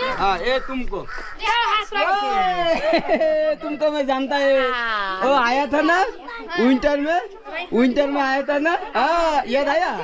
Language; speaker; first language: Hindi; non-native, learner; Bangla